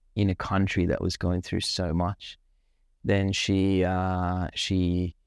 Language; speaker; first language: English; non-native, local second language; Sinhala